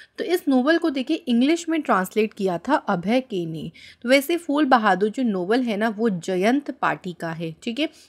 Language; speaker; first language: Hindi; native; Hindi